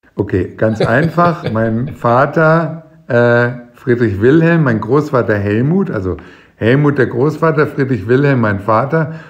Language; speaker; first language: German; native; German